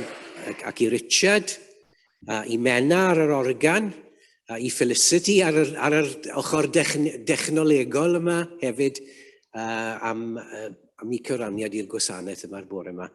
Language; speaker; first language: Welsh; native; Welsh